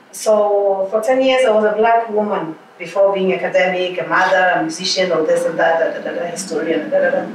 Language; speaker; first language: English; non-native, fluent; Portuguese